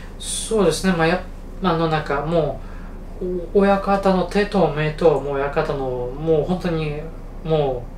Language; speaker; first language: Japanese; non-native, fluent; Russian